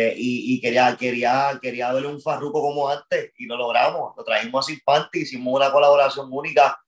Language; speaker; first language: Spanish; native; Spanish